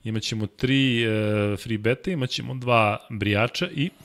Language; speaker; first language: Serbian; native; Serbian